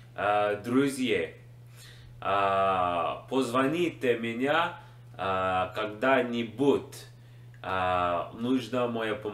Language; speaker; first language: Russian; non-native, learner; English